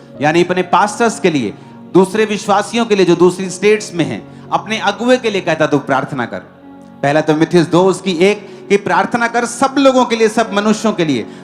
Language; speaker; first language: Hindi; non-native, local second language; Punjabi